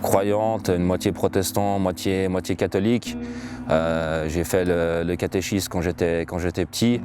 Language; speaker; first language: French; native; French